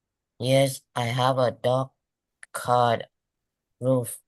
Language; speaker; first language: English; non-native, learner; Vietnamese